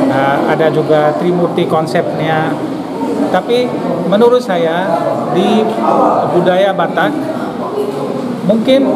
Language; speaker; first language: Indonesian; non-native, fluent; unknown